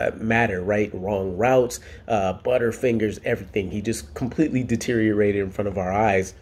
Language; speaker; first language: English; native; English